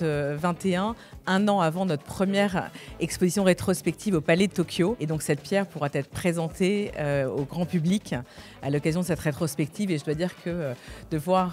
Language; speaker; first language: French; native; French